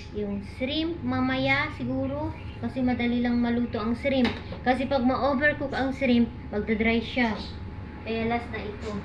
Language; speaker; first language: Filipino; non-native, local second language; Iloko